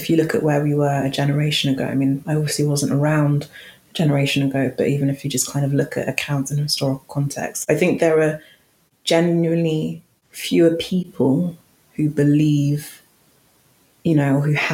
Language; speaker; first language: English; native; English